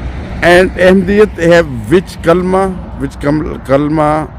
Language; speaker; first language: English; non-native, learner; Urdu